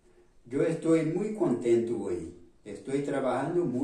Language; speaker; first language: Spanish; non-native, fluent; Portuguese